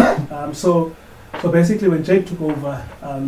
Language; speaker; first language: English; non-native, local second language; Xhosa